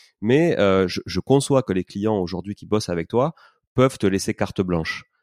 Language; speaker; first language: French; native; French